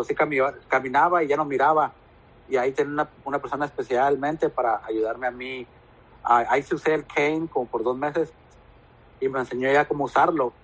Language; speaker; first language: Spanish; native; Spanish